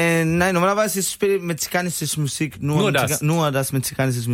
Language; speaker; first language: German; non-native, learner; Spanish